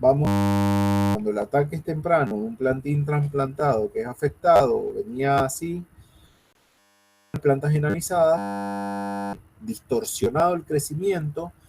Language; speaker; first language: Spanish; native; Spanish